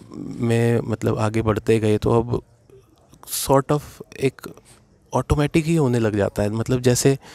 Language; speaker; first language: Hindi; native; Hindi